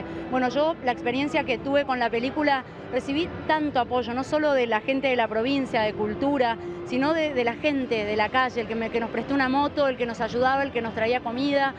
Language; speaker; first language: Spanish; native; Spanish